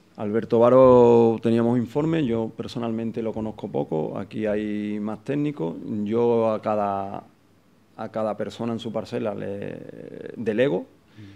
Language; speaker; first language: Spanish; native; Spanish